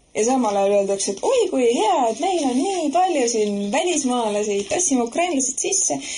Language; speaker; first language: Estonian; native; Estonian